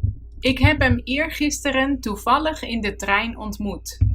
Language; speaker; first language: Dutch; non-native, fluent; Spanish